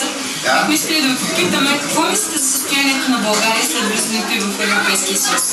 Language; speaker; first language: Bulgarian; native; Bulgarian